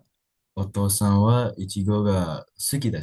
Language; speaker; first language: Japanese; non-native, learner; Indonesian